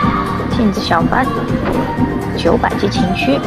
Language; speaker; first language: Chinese; native; Chinese